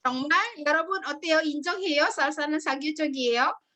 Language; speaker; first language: Korean; non-native, fluent; Indonesian